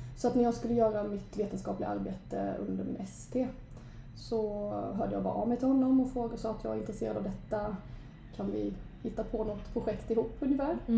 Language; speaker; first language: Swedish; native; Swedish